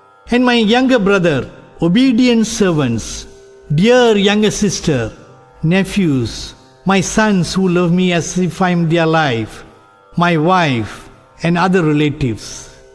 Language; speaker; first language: English; non-native, local second language; Tamil